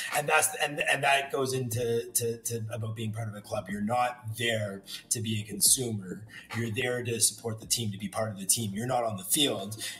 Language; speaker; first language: English; native; English